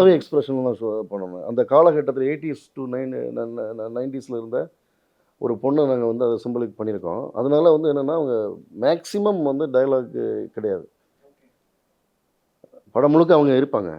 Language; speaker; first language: Tamil; native; Tamil